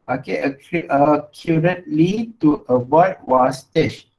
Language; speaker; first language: English; non-native, local second language; Malay